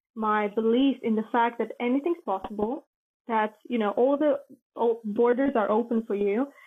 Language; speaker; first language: English; non-native, fluent; Latvian